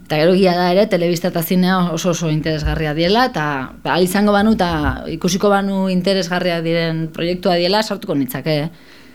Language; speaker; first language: Basque; native; Basque